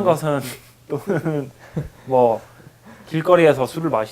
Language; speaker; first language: Korean; non-native, fluent; English